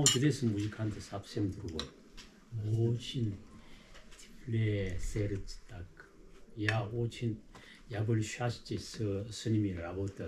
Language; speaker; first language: Russian; non-native, learner; Korean